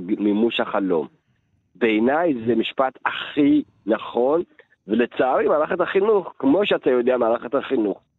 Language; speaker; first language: Hebrew; early bilingual, other home language; Amharic